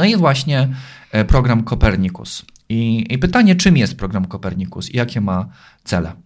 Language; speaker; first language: Polish; native; Polish